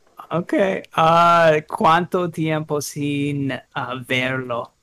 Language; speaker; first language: Spanish; non-native, learner; English